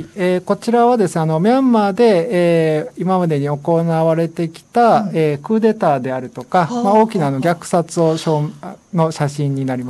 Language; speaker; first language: Japanese; native; Japanese